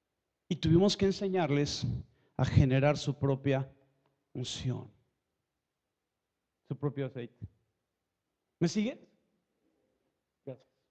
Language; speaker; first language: Spanish; native; Spanish